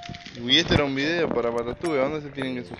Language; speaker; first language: Spanish; native; Spanish